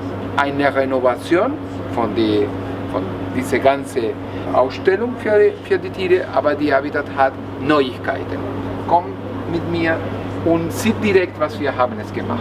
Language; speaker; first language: German; non-native, learner; Spanish